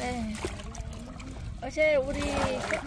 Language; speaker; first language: Korean; non-native, learner; Vietnamese